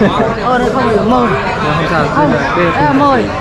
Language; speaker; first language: Vietnamese; native; Vietnamese